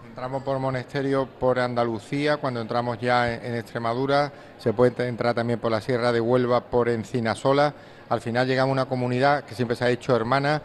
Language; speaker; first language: Spanish; native; Spanish